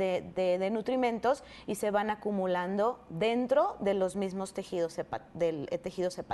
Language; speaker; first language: Spanish; native; Spanish